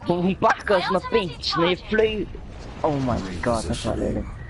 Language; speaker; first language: Icelandic; early bilingual, other home language; Norwegian